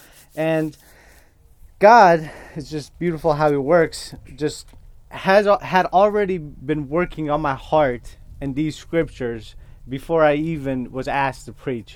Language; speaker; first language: English; non-native, fluent; Kurdish